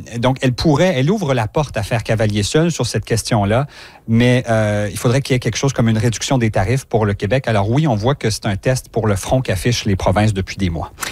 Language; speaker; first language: French; native; French